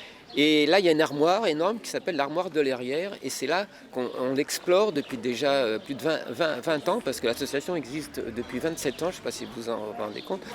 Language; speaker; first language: French; native; French